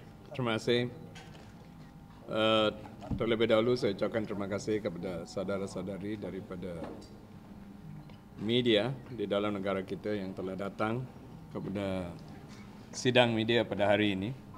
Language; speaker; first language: Malay; non-native, local second language; Tamil